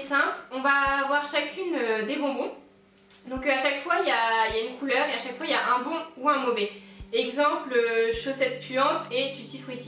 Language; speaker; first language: French; native; French